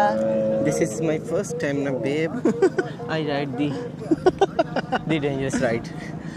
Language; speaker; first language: English; non-native, learner; Urdu